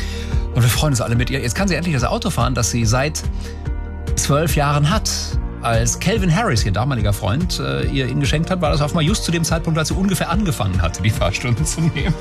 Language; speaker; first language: German; native; German